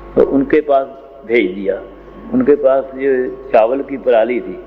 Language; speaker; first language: Hindi; non-native, local second language; Punjabi